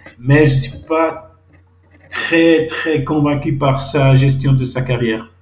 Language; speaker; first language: French; non-native, local second language; Swiss German